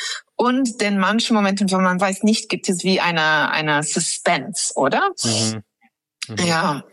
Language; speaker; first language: German; non-native, fluent; English